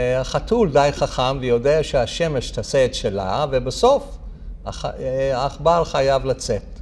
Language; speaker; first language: Hebrew; non-native, fluent; English